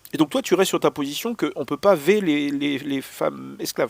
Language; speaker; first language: French; native; French